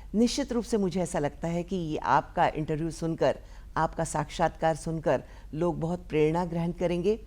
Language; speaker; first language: Hindi; non-native, local second language; Marathi